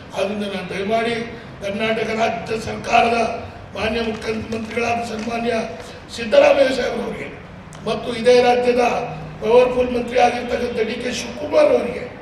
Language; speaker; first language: Kannada; non-native, local second language; Lambadi